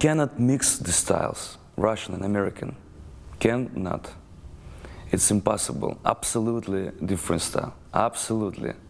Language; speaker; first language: English; non-native, learner; Russian